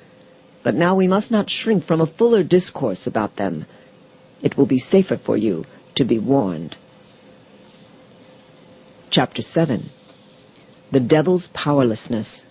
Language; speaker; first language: English; native; English